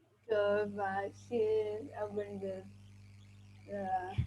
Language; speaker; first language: English; non-native, learner; Vietnamese